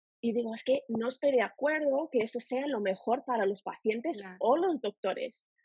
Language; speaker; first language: Spanish; non-native, fluent; English